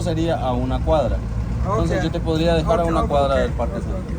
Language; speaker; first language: Spanish; native; Spanish